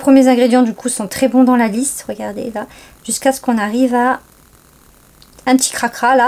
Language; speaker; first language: French; native; French